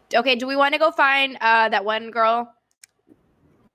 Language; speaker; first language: English; native; English